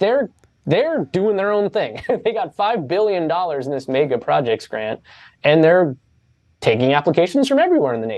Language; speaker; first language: English; native; English